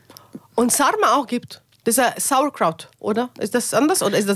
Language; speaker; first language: German; non-native, learner; Arabic